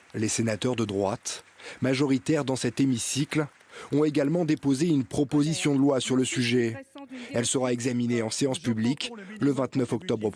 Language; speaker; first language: French; native; French